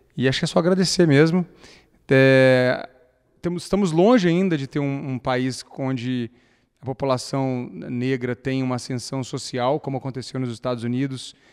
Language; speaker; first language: Portuguese; native; Portuguese